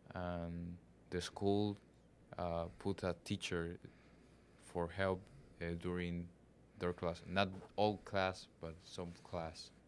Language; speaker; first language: English; non-native, learner; Spanish